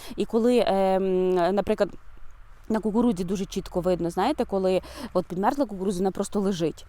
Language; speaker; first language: Ukrainian; native; Ukrainian